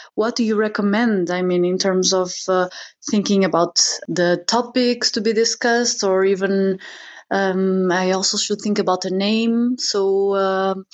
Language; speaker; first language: English; non-native, fluent; Portuguese